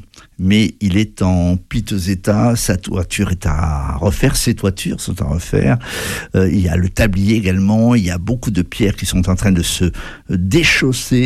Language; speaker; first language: French; native; French